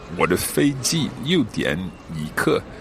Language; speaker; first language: Chinese; non-native, learner; English